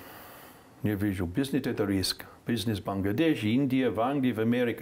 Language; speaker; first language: Russian; non-native, fluent; English